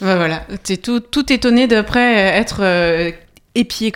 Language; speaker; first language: French; native; French